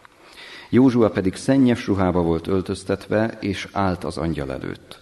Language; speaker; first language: Hungarian; native; Hungarian